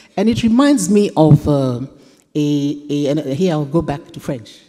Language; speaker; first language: English; native; English